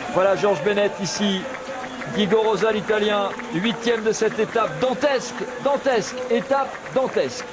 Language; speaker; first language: French; native; French